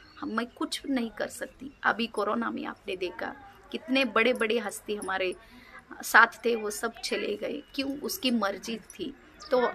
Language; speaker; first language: Hindi; non-native, local second language; Kannada